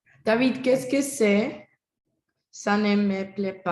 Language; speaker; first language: French; non-native, learner; Spanish